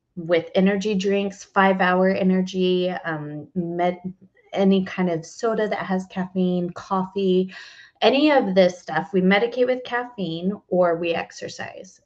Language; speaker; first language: English; native; English